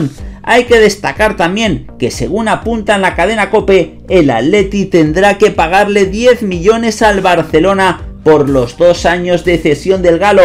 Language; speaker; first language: Spanish; native; Spanish